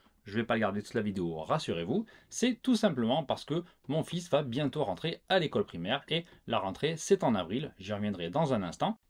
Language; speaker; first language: French; native; French